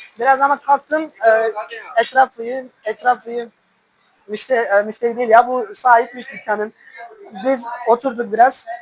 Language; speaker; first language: Turkish; non-native, fluent; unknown